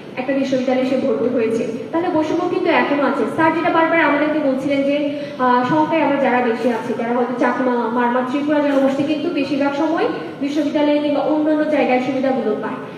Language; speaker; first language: Bangla; non-native, local second language; Chakma